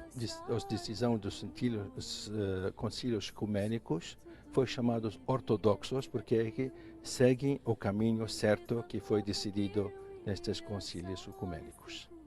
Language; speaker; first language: Portuguese; non-native, fluent; Arabic